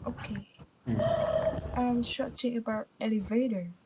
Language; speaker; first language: English; non-native, learner; Vietnamese